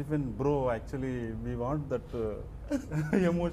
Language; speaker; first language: Telugu; native; Telugu